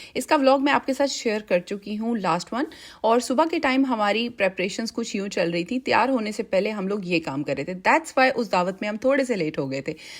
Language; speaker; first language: Urdu; native; Urdu